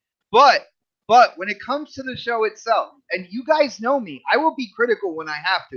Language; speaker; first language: English; native; English